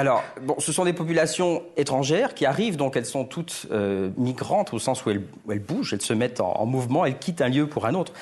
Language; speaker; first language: French; native; French